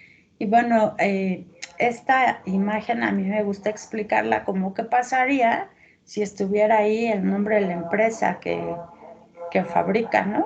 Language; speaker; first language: Spanish; native; Spanish